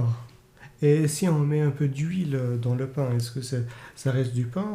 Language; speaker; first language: French; non-native, fluent; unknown